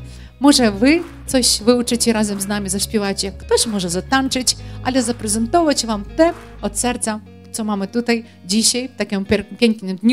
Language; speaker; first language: Polish; non-native, learner; Ukrainian